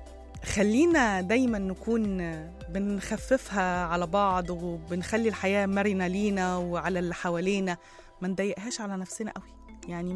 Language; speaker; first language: Arabic; native; Arabic